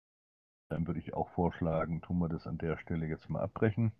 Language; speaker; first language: German; native; German